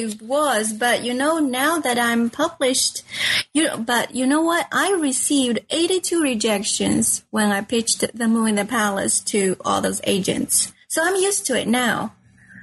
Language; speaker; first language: English; non-native, fluent; Chinese